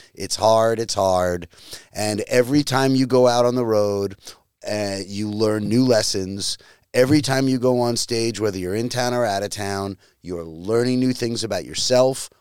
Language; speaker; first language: English; native; English